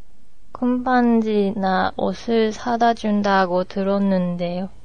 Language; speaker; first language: Korean; non-native, learner; Japanese